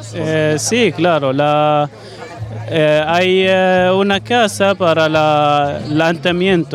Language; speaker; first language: Spanish; non-native, learner; Arabic